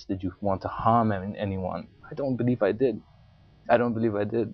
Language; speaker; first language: English; non-native, local second language; Urdu